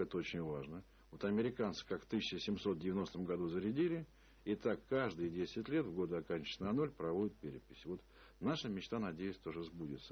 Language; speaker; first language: Russian; native; Russian